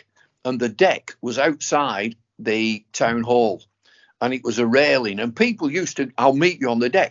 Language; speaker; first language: English; native; English